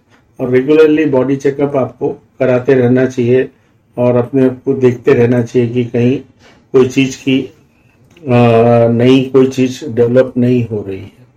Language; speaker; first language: Hindi; native; Hindi